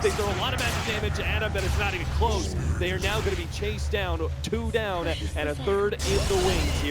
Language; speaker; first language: English; native; English